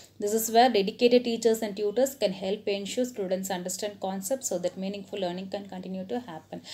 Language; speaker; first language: English; non-native, local second language; Tamil